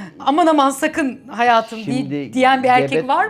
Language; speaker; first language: Turkish; native; Turkish